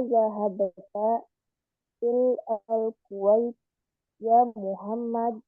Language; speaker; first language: Arabic; non-native, learner; Indonesian